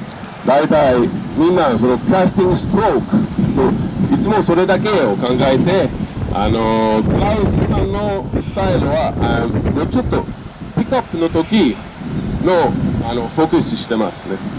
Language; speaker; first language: Japanese; non-native, fluent; French